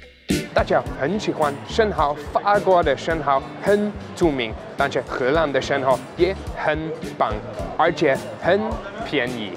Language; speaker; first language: Chinese; non-native, fluent; German